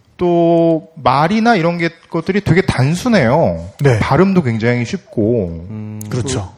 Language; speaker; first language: Korean; native; Korean